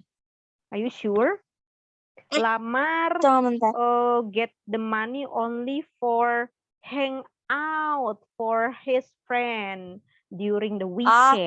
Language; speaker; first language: English; non-native, fluent; Indonesian